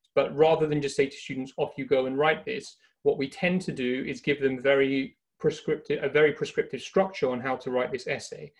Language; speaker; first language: English; native; English